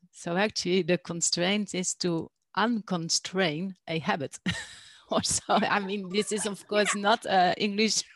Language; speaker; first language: English; non-native, fluent; Dutch